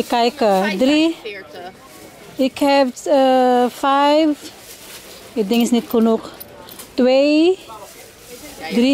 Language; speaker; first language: Dutch; non-native, learner; Filipino